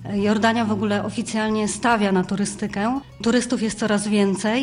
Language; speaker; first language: Polish; native; Polish